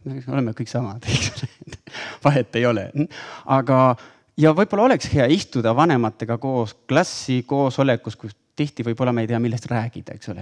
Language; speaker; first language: Estonian; non-native, fluent; Spanish